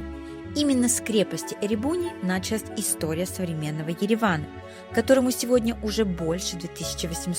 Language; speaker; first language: Russian; native; Russian